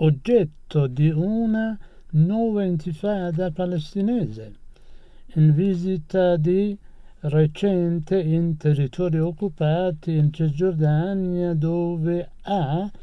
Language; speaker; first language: Italian; non-native, fluent; Persian